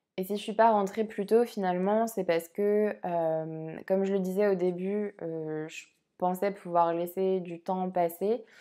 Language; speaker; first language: French; native; French